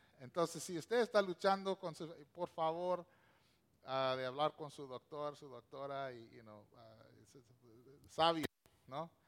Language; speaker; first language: Spanish; non-native, local second language; English